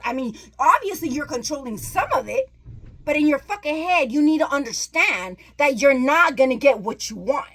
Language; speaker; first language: English; native; English